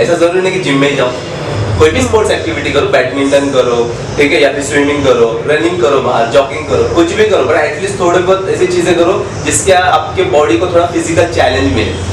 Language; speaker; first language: Hindi; native; Hindi